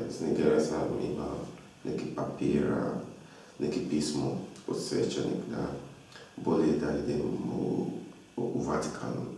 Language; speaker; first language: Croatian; non-native, learner; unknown